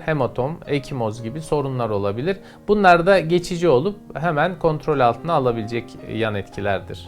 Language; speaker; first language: Turkish; native; Turkish